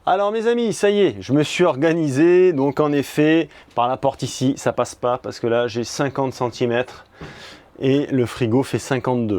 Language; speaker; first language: French; native; French